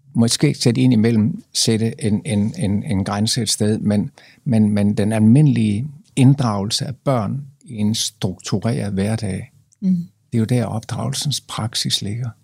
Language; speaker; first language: Danish; native; Danish